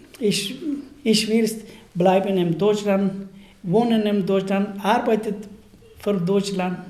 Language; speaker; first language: German; non-native, learner; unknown